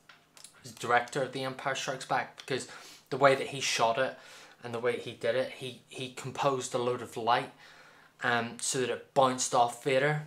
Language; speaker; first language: English; native; English